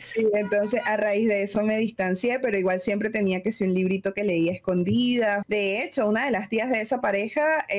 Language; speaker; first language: Spanish; native; Spanish